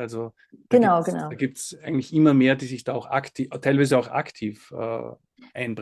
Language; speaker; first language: German; native; German